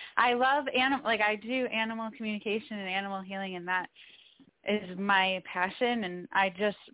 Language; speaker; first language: English; native; English